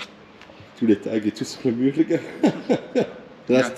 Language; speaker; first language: French; native; French